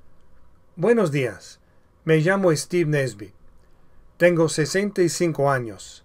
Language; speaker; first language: Spanish; non-native, learner; English